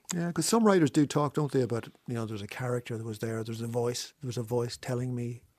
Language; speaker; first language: English; native; English